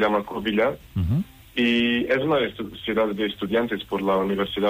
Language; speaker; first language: Spanish; non-native, learner; Portuguese